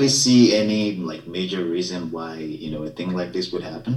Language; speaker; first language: English; non-native, local second language; Yoruba